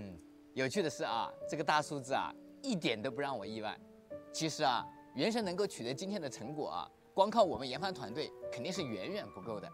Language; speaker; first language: Chinese; native; Chinese